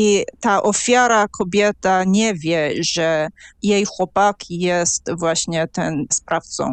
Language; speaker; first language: Polish; non-native, fluent; Korean